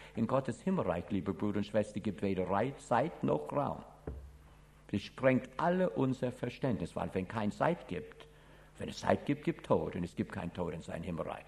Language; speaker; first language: German; non-native, fluent; English